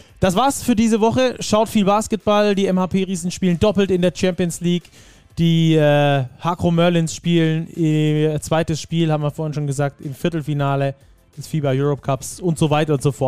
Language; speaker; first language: German; native; German